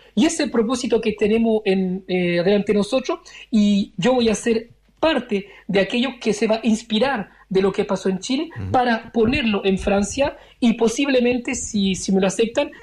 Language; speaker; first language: Spanish; early bilingual, other home language; French